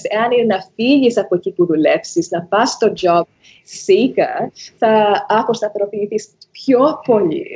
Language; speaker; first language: Greek; early bilingual, heritage; Greek